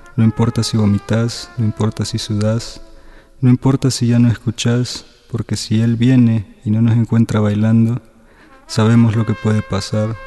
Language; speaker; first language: Spanish; native; Spanish